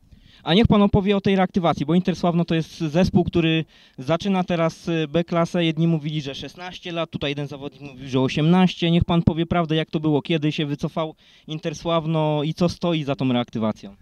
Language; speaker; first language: Polish; native; Polish